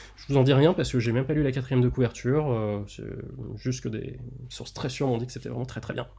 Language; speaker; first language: French; native; French